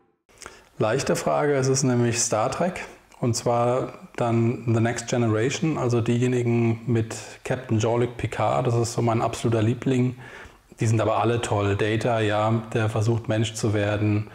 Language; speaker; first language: German; native; German